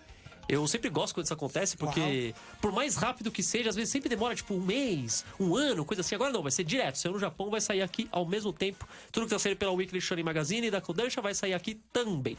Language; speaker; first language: Portuguese; native; Portuguese